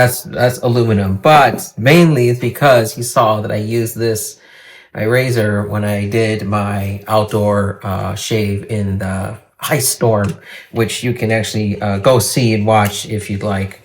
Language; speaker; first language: English; native; English